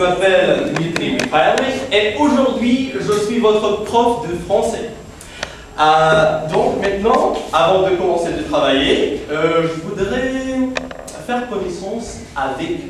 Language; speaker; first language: French; non-native, fluent; Russian